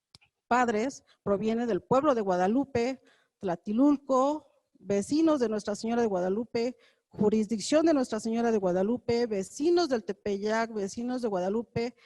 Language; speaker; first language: Spanish; native; Spanish